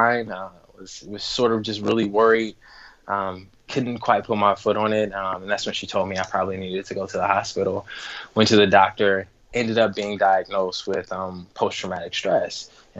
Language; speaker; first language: English; native; English